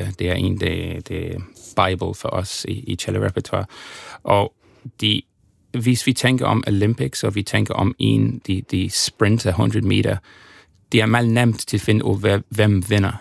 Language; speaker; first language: Danish; non-native, fluent; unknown